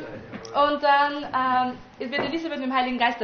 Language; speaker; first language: German; native; German